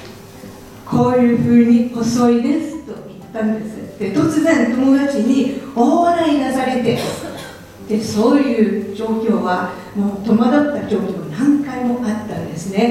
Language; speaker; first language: Japanese; non-native, fluent; French